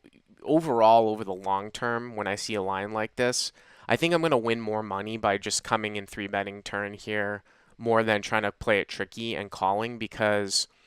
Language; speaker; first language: English; native; English